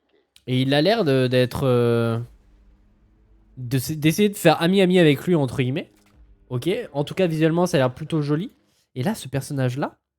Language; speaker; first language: French; native; French